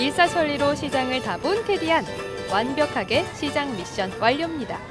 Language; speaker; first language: Korean; native; Korean